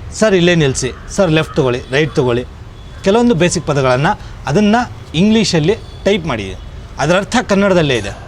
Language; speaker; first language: Kannada; native; Kannada